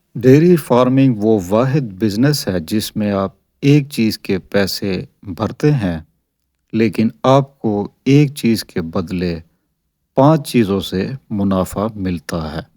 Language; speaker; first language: Urdu; non-native, local second language; Saraiki